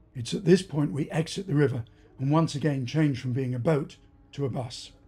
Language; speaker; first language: English; native; English